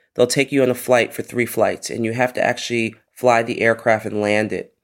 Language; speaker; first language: English; native; English